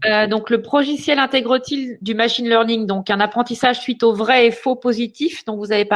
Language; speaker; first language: French; native; French